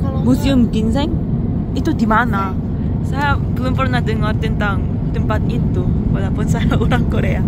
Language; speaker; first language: Indonesian; non-native, fluent; Korean